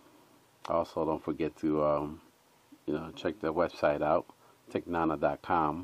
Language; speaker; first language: English; native; English